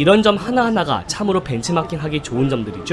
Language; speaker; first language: Korean; native; Korean